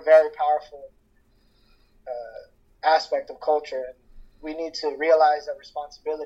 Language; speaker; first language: English; early bilingual, other home language; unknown